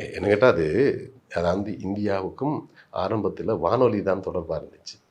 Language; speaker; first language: Tamil; native; Tamil